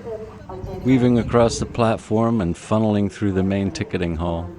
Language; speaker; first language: English; native; English